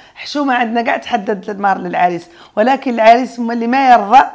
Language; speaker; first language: Arabic; native; Arabic